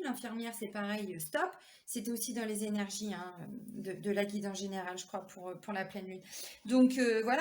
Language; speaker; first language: French; native; French